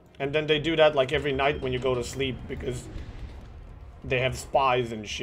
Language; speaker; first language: English; non-native, fluent; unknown